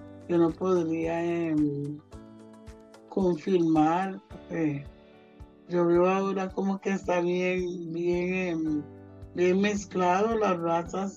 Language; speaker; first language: Spanish; non-native, local second language; Jamaican Creole English